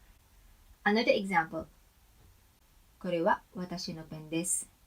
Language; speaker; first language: Japanese; non-native, learner; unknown